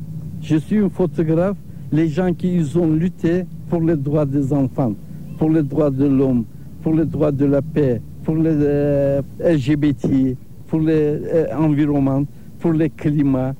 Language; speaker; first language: French; non-native, learner; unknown